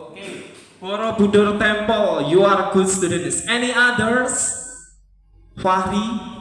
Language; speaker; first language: English; non-native, learner; Indonesian